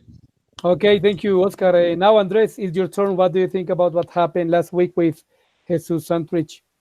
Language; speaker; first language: English; non-native, fluent; Spanish